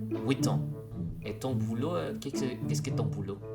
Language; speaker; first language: French; non-native, learner; Indonesian